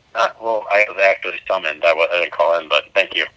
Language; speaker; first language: English; native; English